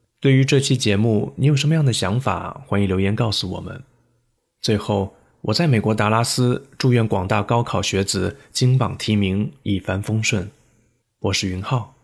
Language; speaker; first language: Chinese; native; Chinese